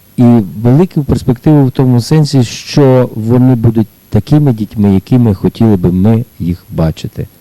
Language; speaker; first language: Ukrainian; native; Ukrainian